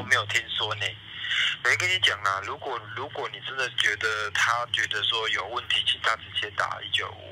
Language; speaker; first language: Chinese; native; Chinese